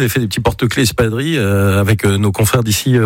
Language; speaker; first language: French; native; French